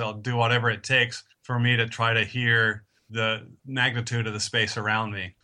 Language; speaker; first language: English; native; English